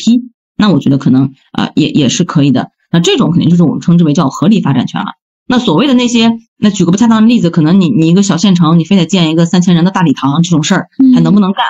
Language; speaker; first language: Chinese; native; Chinese